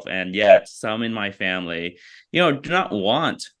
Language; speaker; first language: English; early bilingual, other home language; Vietnamese